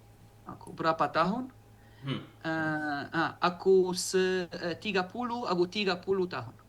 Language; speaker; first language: Indonesian; non-native, learner; Arabic